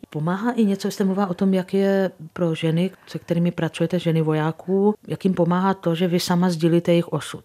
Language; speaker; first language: Czech; native; Czech